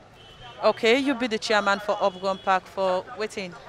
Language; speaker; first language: English; non-native, local second language; Krio